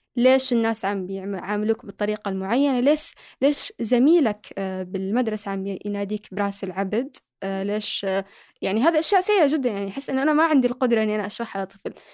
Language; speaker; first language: Arabic; early bilingual, other home language; Somali